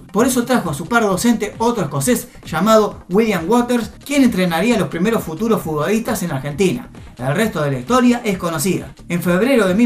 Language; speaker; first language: Spanish; native; Spanish